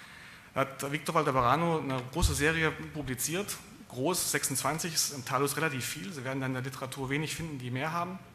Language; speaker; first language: German; native; German